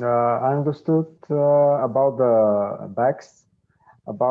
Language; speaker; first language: English; non-native, learner; Bulgarian